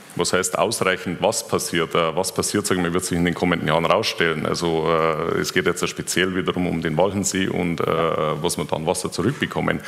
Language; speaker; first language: German; native; German